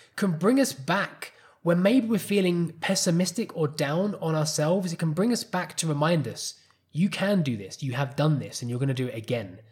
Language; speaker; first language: English; native; English